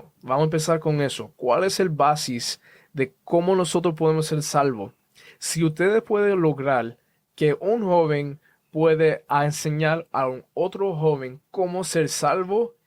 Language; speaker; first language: Spanish; early bilingual, heritage; Spanish